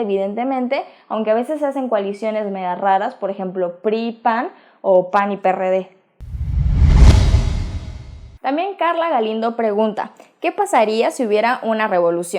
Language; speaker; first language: Spanish; native; Spanish